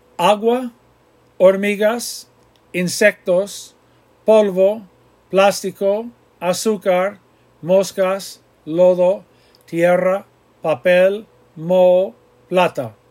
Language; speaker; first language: Spanish; non-native, fluent; English